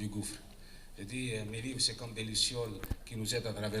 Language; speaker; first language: French; non-native, local second language; Arabic